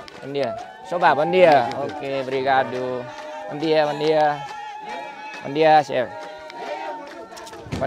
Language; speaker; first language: Portuguese; non-native, learner; Vietnamese